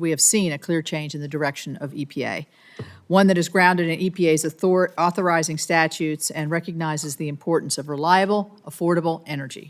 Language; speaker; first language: English; native; English